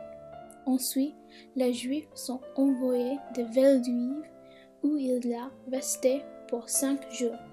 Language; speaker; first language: French; non-native, learner; English